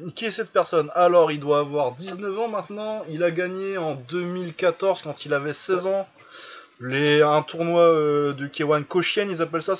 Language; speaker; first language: French; native; French